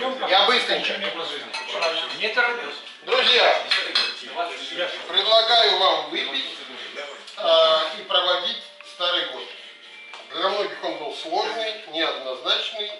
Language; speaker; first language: Russian; native; Russian